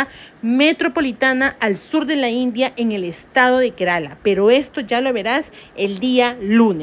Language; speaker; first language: Spanish; native; Spanish